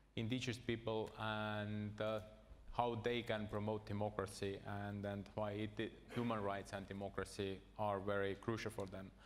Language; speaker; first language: English; non-native, fluent; Estonian